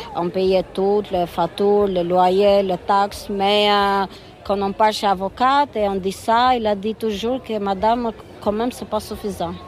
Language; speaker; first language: French; non-native, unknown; Albanian